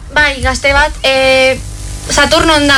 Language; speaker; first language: Basque; non-native, local second language; Spanish